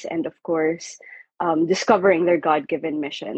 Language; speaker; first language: English; non-native, local second language; Filipino